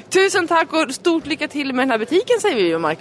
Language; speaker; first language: Swedish; native; Swedish